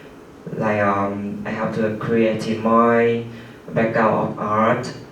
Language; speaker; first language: English; non-native, learner; Thai